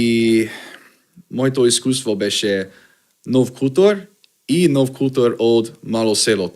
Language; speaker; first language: Macedonian; non-native, learner; English